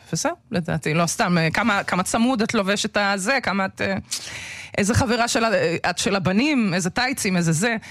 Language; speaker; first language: Hebrew; early bilingual, other home language; Russian